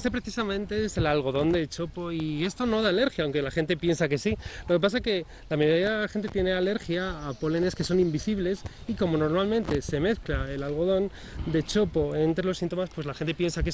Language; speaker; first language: Spanish; native; Spanish